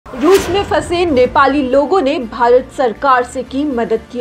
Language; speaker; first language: Hindi; native; Hindi